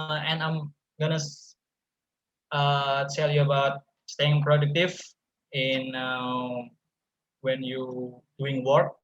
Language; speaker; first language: English; non-native, learner; Indonesian